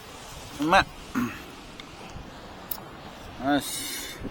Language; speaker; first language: Japanese; native; Japanese